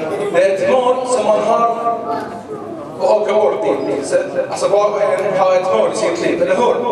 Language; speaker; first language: Swedish; early bilingual, other home language; Arabic